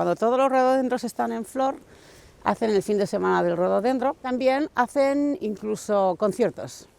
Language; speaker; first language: Spanish; native; Spanish